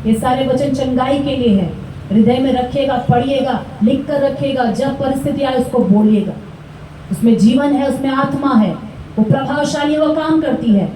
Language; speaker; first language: Hindi; non-native, local second language; Telugu